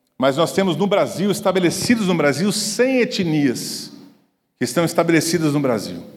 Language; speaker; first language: Portuguese; native; Portuguese